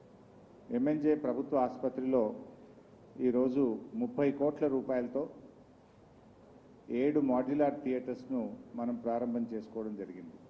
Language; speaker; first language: Telugu; native; Telugu